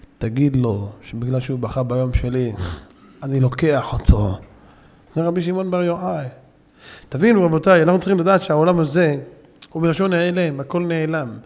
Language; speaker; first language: Hebrew; native; Hebrew